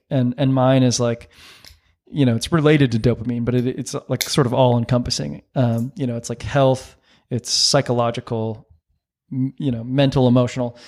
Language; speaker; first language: English; native; English